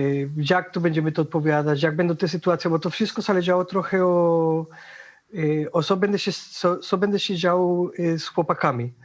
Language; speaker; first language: Polish; non-native, fluent; Spanish